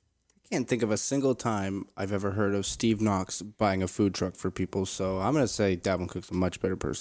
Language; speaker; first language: English; native; English